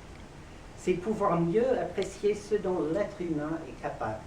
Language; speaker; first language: French; non-native, fluent; English